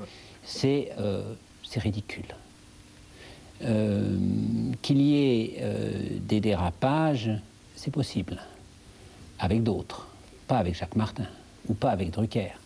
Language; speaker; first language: French; native; French